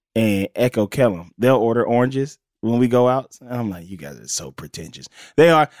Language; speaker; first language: English; native; English